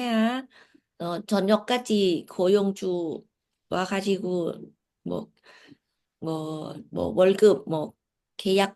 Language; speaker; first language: Korean; non-native, learner; Lao